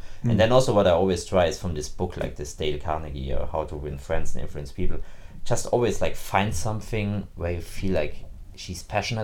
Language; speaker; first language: English; non-native, fluent; German